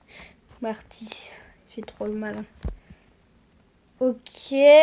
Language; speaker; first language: French; native; French